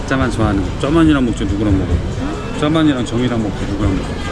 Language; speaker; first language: Korean; native; Korean